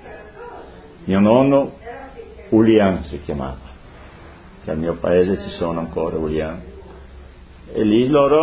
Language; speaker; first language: Italian; non-native, local second language; Friulian